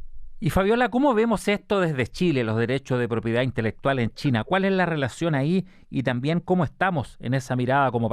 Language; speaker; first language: Spanish; native; Spanish